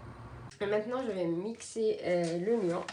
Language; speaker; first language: French; non-native, local second language; Arabic